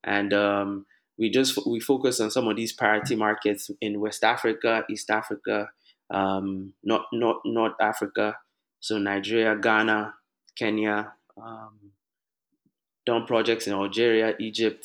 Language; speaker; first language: English; non-native, local second language; Yoruba